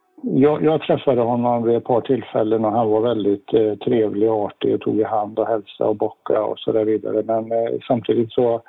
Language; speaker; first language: Swedish; native; Swedish